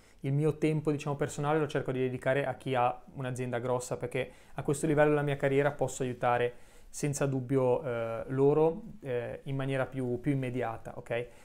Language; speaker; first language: Italian; native; Italian